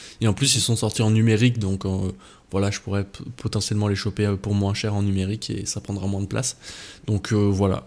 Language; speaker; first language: French; native; French